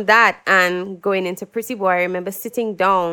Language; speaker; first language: English; native; English